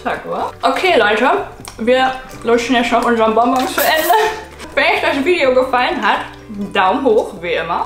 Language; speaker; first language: German; native; German